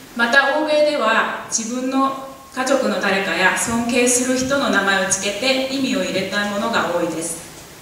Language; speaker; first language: Japanese; non-native, fluent; Korean